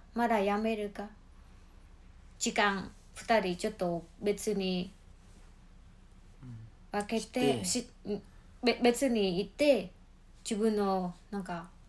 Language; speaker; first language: Japanese; non-native, learner; Mongolian